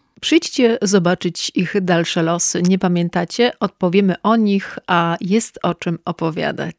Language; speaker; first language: Polish; native; Polish